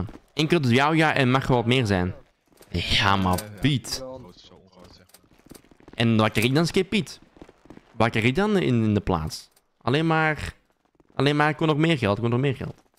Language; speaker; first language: Dutch; native; Dutch